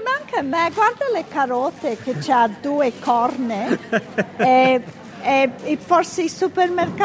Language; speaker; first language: Italian; early bilingual, heritage; Italian